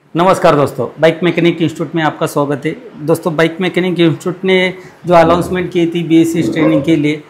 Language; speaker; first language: Hindi; non-native, local second language; Marathi